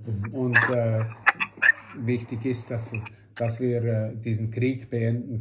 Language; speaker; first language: German; non-native, fluent; Russian